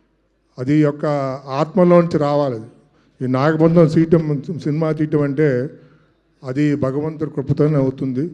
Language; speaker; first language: Telugu; native; Telugu